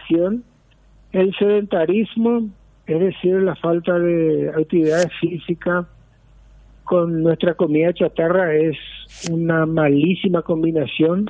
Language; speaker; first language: Spanish; native; Spanish